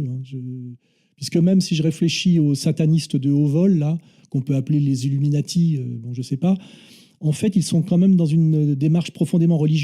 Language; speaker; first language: French; native; French